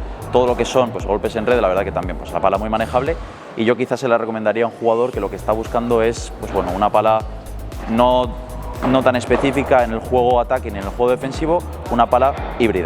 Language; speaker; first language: Spanish; native; Spanish